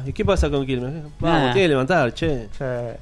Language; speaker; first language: Spanish; native; Spanish